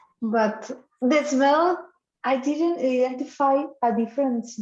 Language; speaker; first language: English; non-native, fluent; Spanish